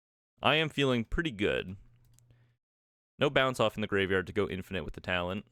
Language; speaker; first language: English; native; English